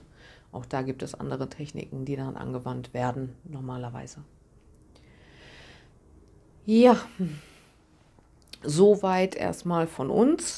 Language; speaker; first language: German; native; German